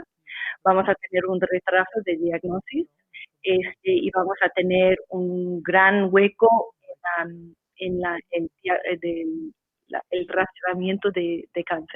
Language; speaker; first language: Spanish; non-native, fluent; English